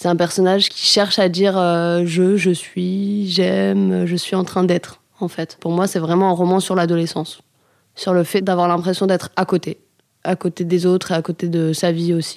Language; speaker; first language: French; native; French